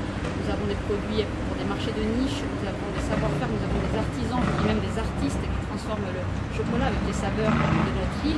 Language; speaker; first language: French; native; French